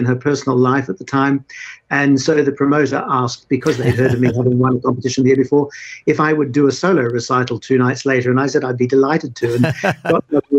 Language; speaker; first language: English; native; English